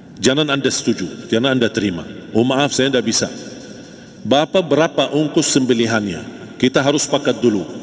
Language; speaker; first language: Malay; non-native, fluent; Arabic